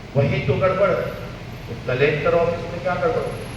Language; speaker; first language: Hindi; non-native, local second language; Marathi